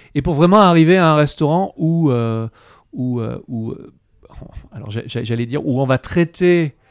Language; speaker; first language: French; native; French